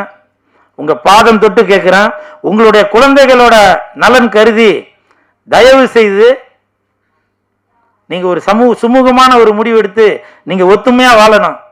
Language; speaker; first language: Tamil; native; Tamil